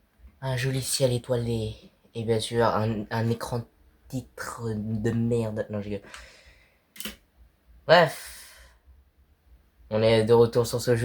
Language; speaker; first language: French; native; French